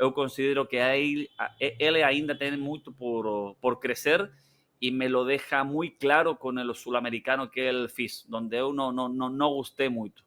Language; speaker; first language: Portuguese; non-native, learner; Spanish